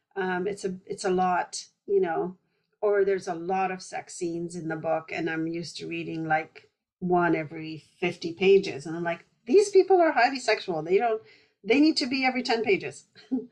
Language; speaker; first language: English; early bilingual, other home language; Polish